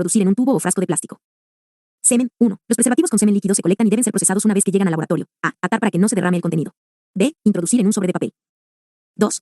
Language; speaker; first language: Spanish; native; Spanish